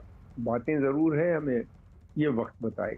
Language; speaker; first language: Hindi; native; Hindi